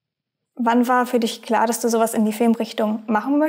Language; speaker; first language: German; native; German